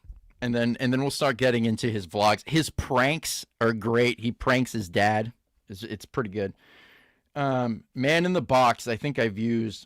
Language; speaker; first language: English; native; English